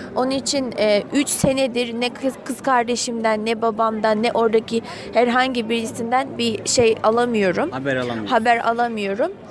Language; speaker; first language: Turkish; non-native, fluent; Uyghur